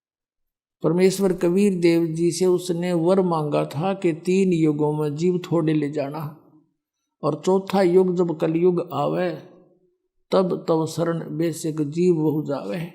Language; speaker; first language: Hindi; native; Hindi